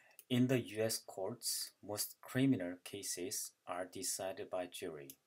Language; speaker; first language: English; non-native, fluent; Korean